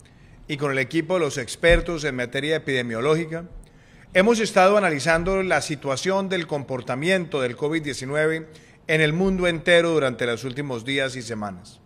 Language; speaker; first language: Spanish; native; Spanish